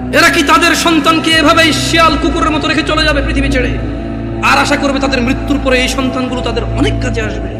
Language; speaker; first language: Bangla; early bilingual, heritage; Bangla